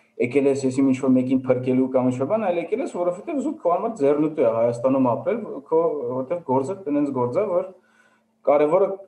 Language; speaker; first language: Armenian; early bilingual, heritage; Armenian